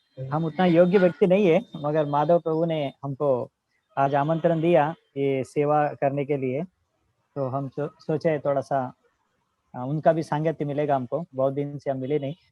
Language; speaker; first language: Hindi; non-native, local second language; Telugu